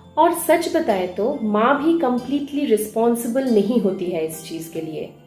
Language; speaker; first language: Hindi; non-native, local second language; Bangla